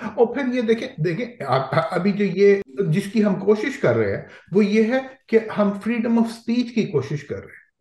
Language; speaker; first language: Urdu; non-native, local second language; Punjabi